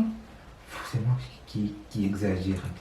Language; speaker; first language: French; non-native, learner; Sinhala